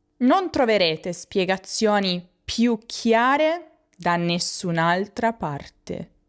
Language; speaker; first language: Italian; native; Italian